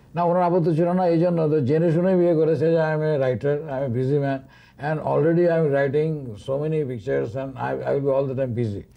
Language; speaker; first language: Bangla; native; Bangla